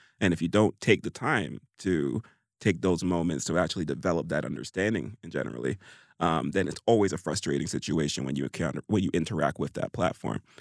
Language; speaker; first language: English; native; English